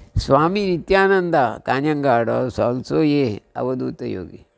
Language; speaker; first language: English; non-native, local second language; Kannada